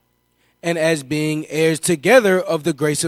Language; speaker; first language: English; native; English